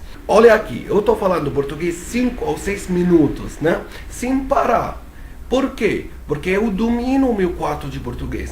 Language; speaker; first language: Portuguese; non-native, fluent; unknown